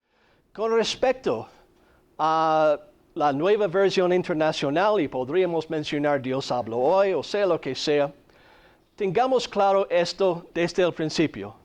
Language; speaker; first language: Spanish; non-native, fluent; English